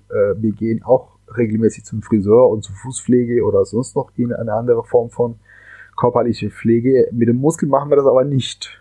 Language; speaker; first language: German; non-native, fluent; Spanish